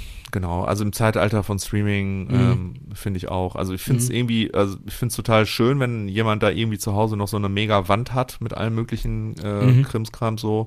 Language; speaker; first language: German; native; German